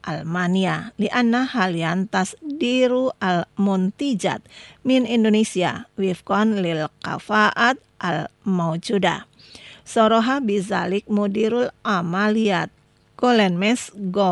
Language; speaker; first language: Arabic; non-native, fluent; Indonesian